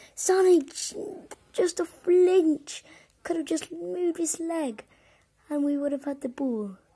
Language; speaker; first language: English; native; English